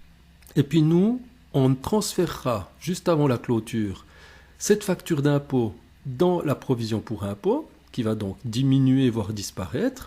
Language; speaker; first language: French; native; French